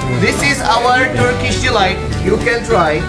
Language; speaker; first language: English; non-native, learner; Turkish